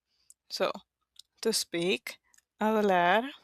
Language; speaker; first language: Spanish; non-native, fluent; English